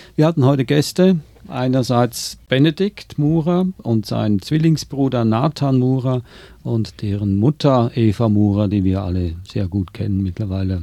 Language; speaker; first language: German; native; German